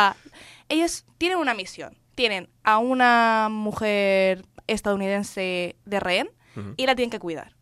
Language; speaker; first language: Spanish; native; Spanish